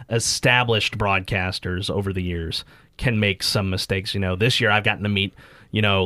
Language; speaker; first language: English; early bilingual, other home language; Filipino